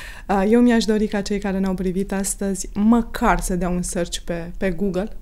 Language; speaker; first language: Romanian; native; Romanian